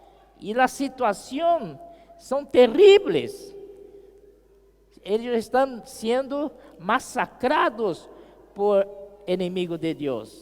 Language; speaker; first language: Spanish; non-native, fluent; Portuguese